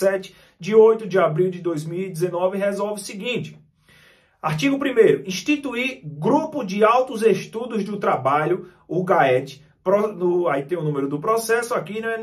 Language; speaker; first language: Portuguese; native; Portuguese